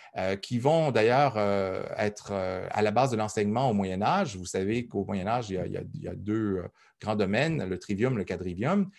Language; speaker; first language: French; native; French